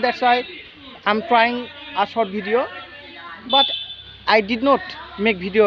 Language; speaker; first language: English; non-native, learner; Bangla